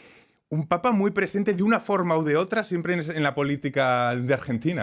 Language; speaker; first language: Spanish; native; Spanish